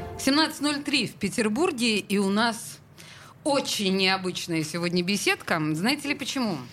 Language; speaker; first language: Russian; native; Russian